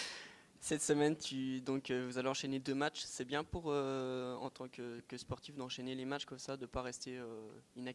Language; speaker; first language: French; native; French